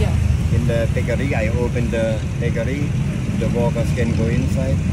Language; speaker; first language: English; non-native, learner; German